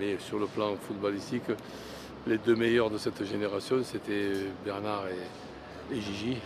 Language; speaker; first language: French; native; French